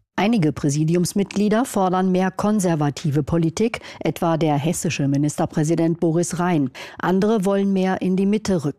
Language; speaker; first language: German; native; German